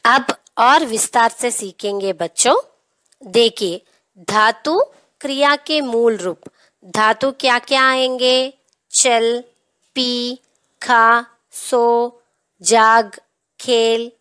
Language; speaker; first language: Hindi; non-native, local second language; Telugu